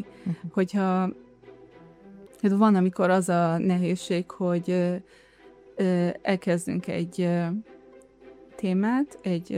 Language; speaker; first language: Hungarian; early bilingual, heritage; Hungarian